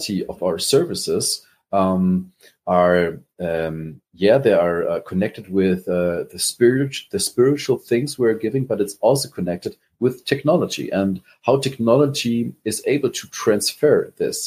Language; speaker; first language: English; non-native, fluent; German